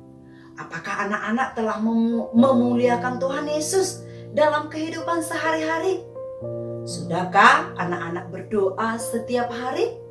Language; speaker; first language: Indonesian; native; Indonesian